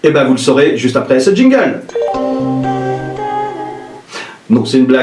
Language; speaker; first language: French; native; French